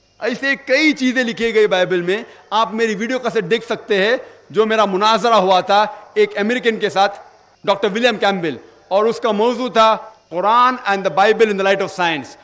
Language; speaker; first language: Urdu; non-native, local second language; Konkani